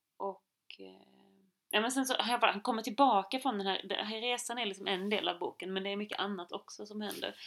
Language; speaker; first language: Swedish; native; Swedish